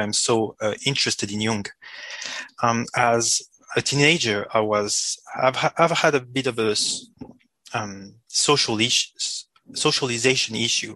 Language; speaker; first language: English; non-native, fluent; French